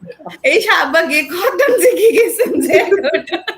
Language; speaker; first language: German; non-native, learner; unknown